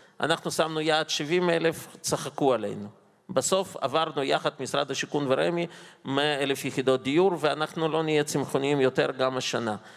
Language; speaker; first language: Hebrew; non-native, fluent; Russian